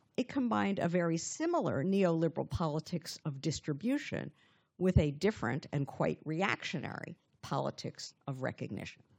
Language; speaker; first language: English; native; English